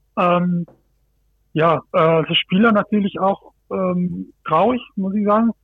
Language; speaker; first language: German; non-native, fluent; Spanish